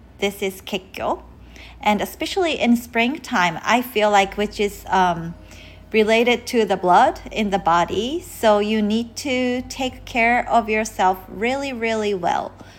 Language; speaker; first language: English; non-native, fluent; Japanese